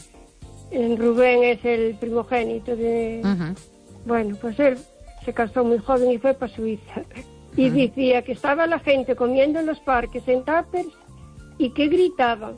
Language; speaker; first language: Spanish; native; Spanish